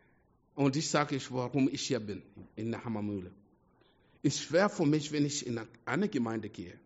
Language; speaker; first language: German; non-native, fluent; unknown